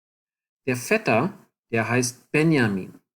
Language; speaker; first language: German; non-native, fluent; English